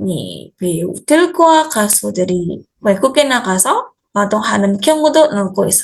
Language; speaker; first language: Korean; non-native, fluent; Indonesian